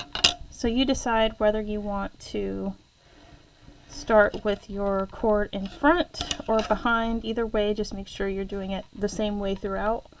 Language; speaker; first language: English; native; English